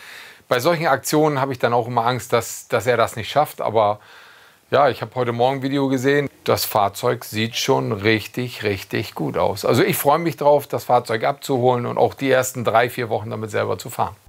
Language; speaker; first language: German; native; German